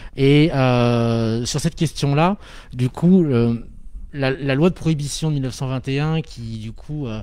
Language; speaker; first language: French; native; French